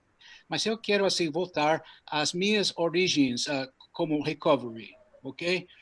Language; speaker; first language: Portuguese; non-native, fluent; English